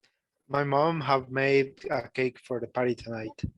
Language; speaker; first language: English; non-native, fluent; Spanish